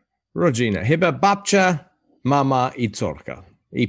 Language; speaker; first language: Polish; non-native, learner; English